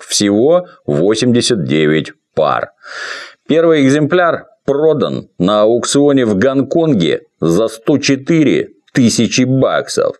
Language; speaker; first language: Russian; native; Russian